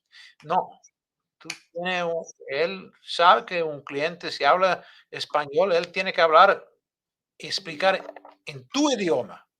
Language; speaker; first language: Spanish; non-native, fluent; Italian